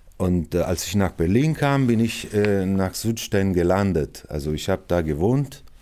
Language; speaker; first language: German; non-native, fluent; Italian